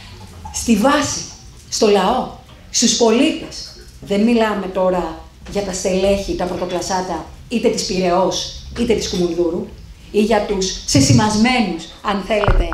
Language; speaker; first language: Greek; native; Greek